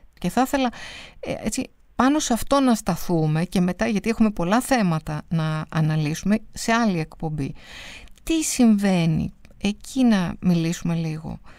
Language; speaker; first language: Greek; native; Greek